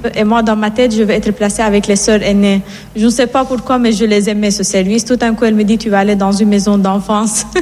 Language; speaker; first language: French; non-native, fluent; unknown